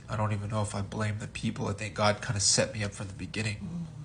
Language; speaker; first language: English; native; English